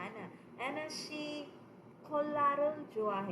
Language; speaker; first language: Korean; non-native, fluent; Filipino